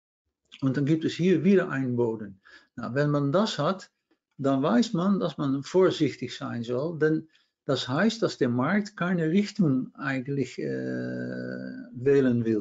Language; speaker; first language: German; non-native, fluent; Dutch